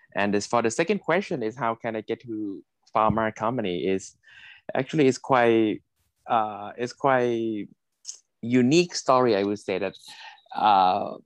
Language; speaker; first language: English; non-native, fluent; Thai